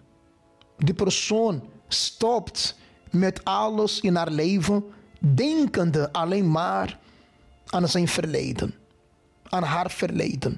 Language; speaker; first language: Dutch; non-native, fluent; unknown